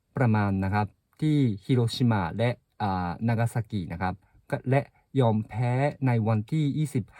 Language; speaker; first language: Thai; non-native, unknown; Japanese